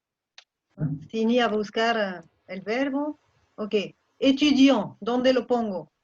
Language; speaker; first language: Spanish; non-native, fluent; French